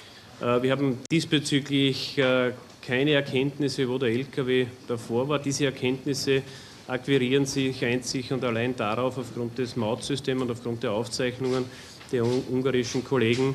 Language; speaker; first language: German; native; German